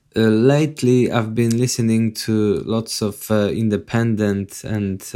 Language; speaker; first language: English; non-native, fluent; Polish